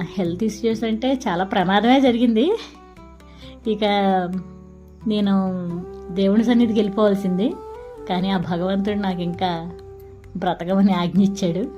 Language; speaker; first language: Telugu; native; Telugu